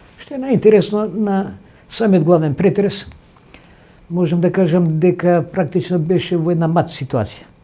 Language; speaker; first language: Macedonian; non-native, local second language; Albanian